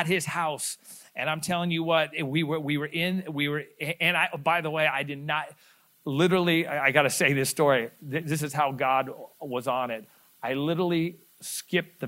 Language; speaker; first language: English; native; English